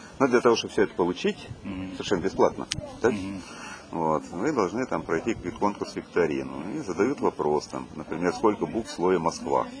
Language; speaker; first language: Russian; native; Russian